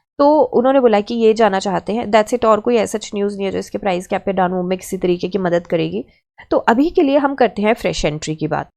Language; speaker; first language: Hindi; native; Hindi